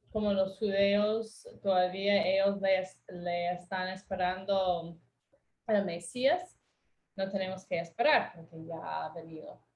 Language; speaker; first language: Spanish; non-native, fluent; English